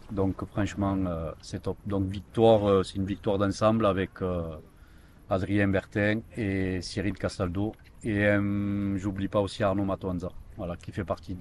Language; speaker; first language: French; native; French